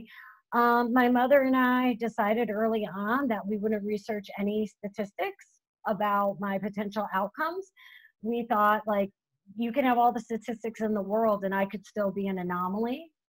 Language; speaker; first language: English; native; English